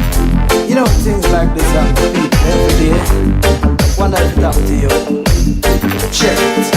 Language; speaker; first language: English; native; English